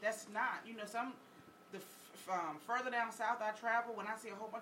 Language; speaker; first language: English; native; English